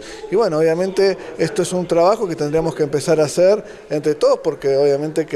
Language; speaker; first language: Spanish; native; Spanish